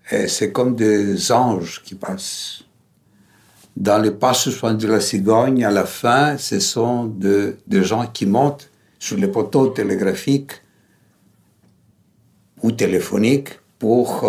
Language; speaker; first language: French; non-native, fluent; Greek